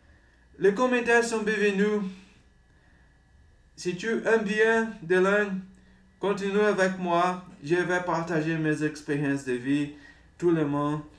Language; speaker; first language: French; non-native, learner; Portuguese